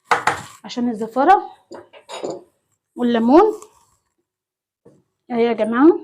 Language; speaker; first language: Arabic; native; Arabic